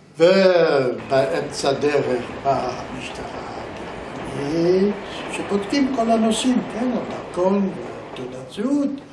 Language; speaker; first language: Hebrew; non-native, fluent; German